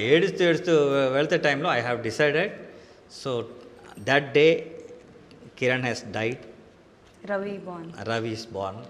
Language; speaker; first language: Telugu; non-native, local second language; Kannada